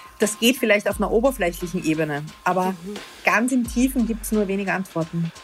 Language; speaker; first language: German; native; German